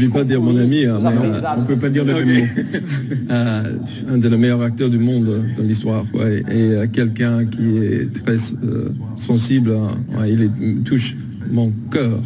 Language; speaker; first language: French; non-native, learner; English